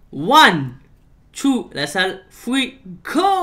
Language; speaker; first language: English; non-native, learner; French